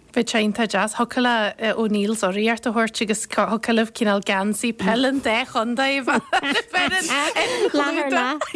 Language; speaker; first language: Irish; native; Irish